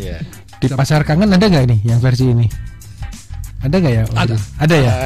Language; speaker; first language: Indonesian; native; Indonesian